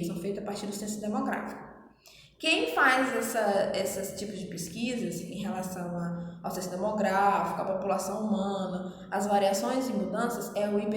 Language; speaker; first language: Portuguese; native; Portuguese